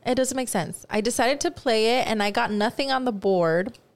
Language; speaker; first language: English; early bilingual, other home language; Spanish